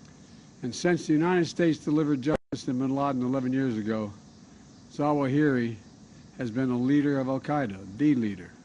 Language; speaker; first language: English; native; English